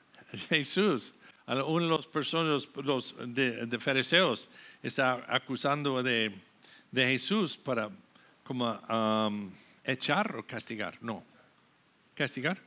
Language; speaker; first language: Spanish; non-native, learner; English